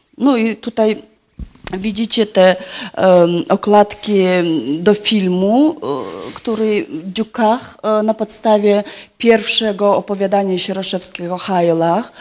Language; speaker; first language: Polish; non-native, fluent; Yakut